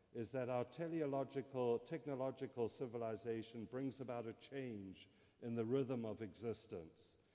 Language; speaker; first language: English; native; English